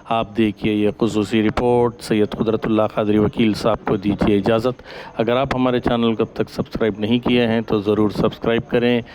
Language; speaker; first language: Urdu; native; Urdu